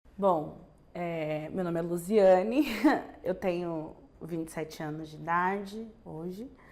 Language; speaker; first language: Portuguese; early bilingual, other home language; French